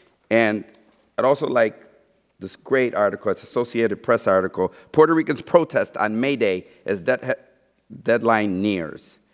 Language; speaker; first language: English; early bilingual, other home language; Spanish